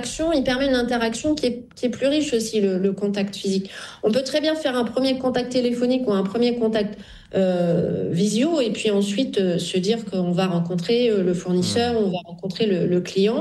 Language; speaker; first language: French; native; French